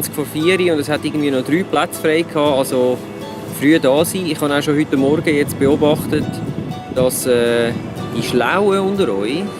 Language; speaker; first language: German; native; German